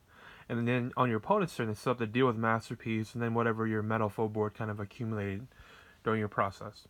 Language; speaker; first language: English; native; English